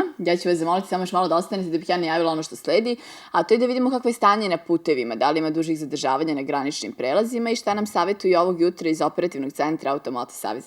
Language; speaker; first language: Serbian; native; Serbian